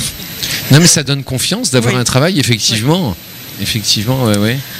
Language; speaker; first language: French; native; French